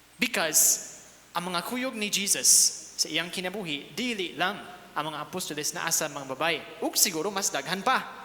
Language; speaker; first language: Cebuano; native; Cebuano